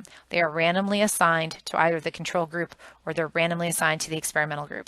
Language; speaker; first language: English; native; English